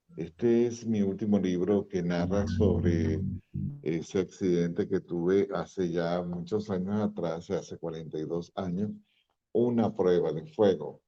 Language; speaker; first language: Spanish; native; Spanish